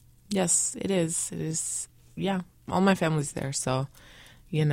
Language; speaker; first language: English; early bilingual, other home language; Spanish